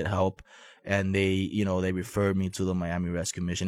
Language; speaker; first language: English; native; English